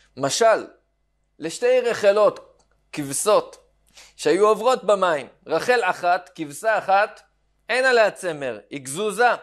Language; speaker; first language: Hebrew; native; Hebrew